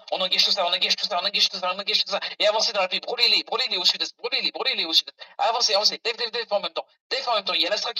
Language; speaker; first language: French; native; French